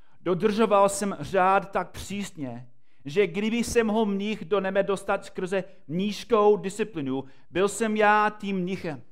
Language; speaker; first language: Czech; non-native, fluent; English